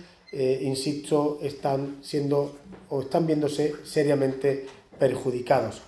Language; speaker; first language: Spanish; native; Spanish